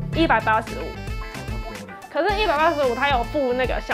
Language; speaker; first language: Chinese; native; Chinese